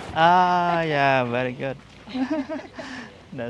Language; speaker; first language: English; non-native, learner; Khmer